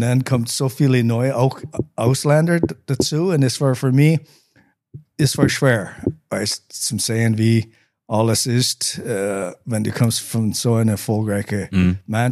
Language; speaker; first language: German; non-native, learner; English